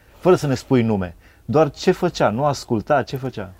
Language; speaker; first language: Romanian; native; Romanian